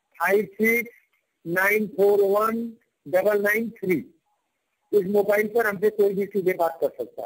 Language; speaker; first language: Hindi; native; Hindi